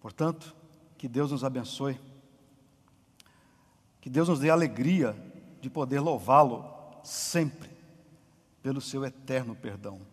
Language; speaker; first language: Portuguese; native; Portuguese